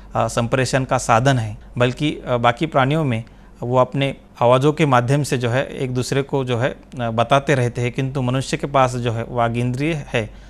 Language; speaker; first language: Hindi; non-native, local second language; Marathi